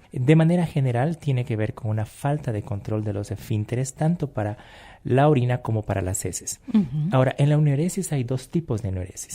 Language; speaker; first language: Spanish; native; Spanish